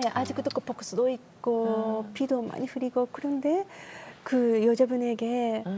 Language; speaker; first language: Korean; non-native, learner; Japanese